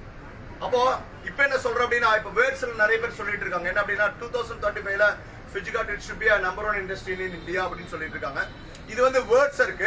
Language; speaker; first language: Tamil; native; Tamil